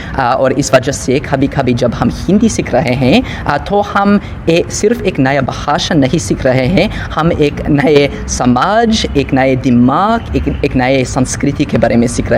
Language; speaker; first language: Hindi; non-native, learner; English